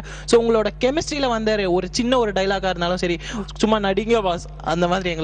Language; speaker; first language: Tamil; native; Tamil